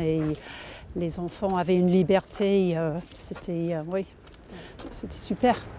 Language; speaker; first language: French; non-native, fluent; English